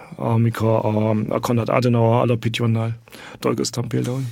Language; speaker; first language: Hungarian; non-native, learner; German